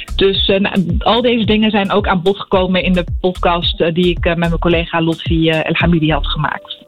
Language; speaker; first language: Dutch; early bilingual, other home language; Arabic